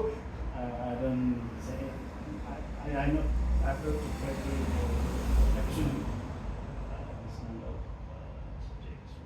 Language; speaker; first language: English; non-native, learner; Nepali